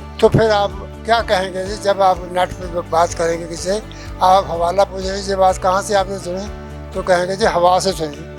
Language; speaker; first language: Urdu; non-native, local second language; Punjabi